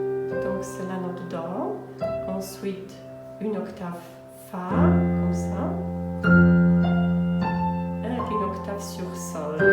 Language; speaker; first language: French; non-native, fluent; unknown